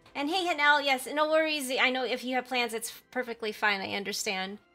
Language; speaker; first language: English; native; English